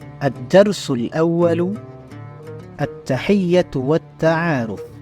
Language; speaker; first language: Arabic; non-native, fluent; Indonesian